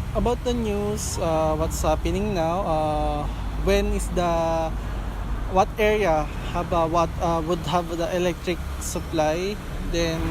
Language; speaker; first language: English; non-native, learner; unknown